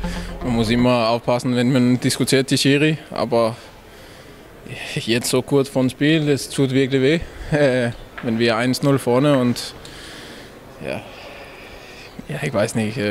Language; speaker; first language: German; non-native, learner; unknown